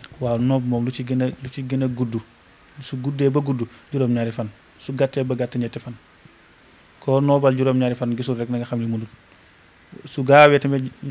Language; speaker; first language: Wolof; non-native, local second language; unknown